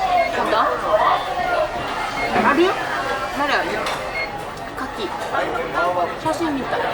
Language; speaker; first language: Japanese; non-native, learner; English